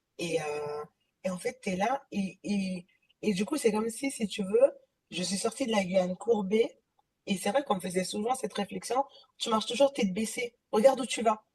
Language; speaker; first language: French; early bilingual, other home language; Haitian Creole